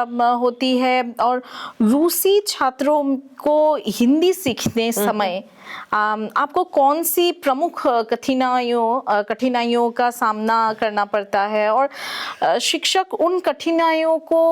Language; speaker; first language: Hindi; native; Hindi